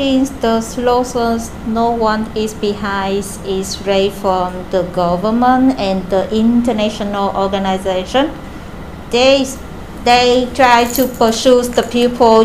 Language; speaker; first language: English; non-native, learner; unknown